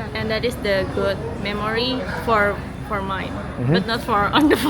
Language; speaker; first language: English; non-native, learner; Indonesian